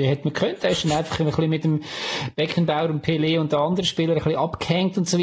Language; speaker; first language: German; native; German